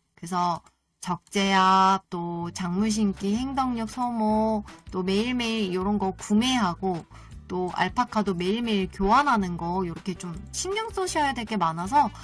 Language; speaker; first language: Korean; native; Korean